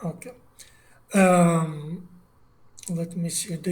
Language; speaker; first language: English; non-native, learner; Russian